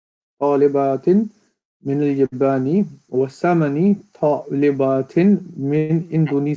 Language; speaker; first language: Arabic; non-native, learner; English